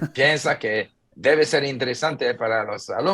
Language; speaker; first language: Spanish; non-native, fluent; English